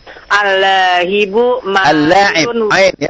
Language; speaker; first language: Arabic; non-native, learner; Indonesian